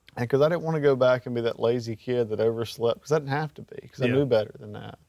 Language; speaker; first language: English; native; English